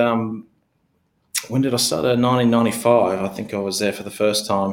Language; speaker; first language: English; native; English